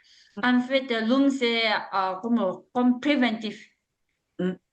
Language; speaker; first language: French; non-native, learner; Tibetan